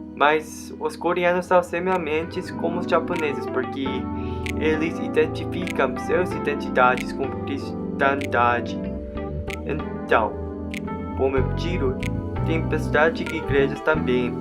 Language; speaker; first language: Portuguese; non-native, learner; English